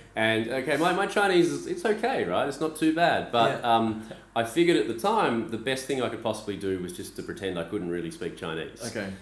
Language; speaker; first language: English; native; English